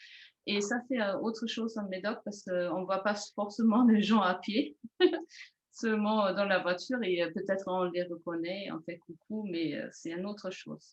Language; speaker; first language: French; non-native, fluent; German